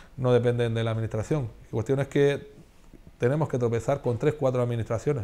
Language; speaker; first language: Spanish; native; Spanish